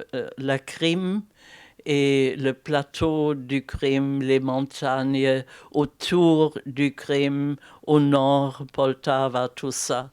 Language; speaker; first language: French; non-native, fluent; German